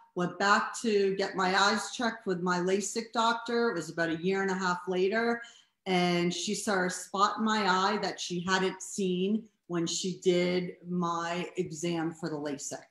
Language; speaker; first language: English; native; English